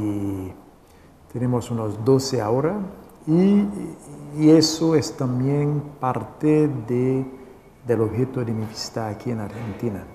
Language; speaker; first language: Spanish; non-native, local second language; Haitian Creole